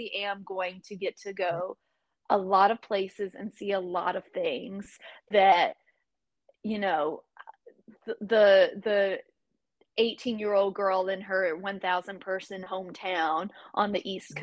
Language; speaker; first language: English; native; English